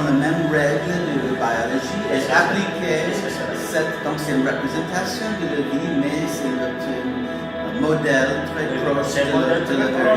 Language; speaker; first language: French; non-native, learner; English